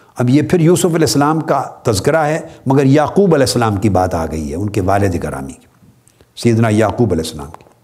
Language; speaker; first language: Urdu; native; Urdu